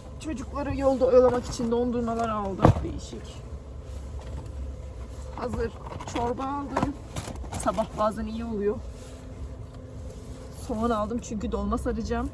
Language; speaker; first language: Turkish; early bilingual, other home language; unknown